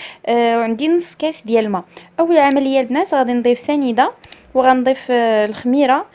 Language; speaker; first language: Arabic; native; Arabic